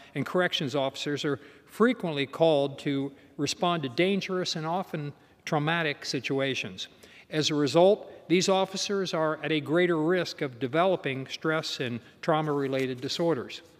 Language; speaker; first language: English; native; English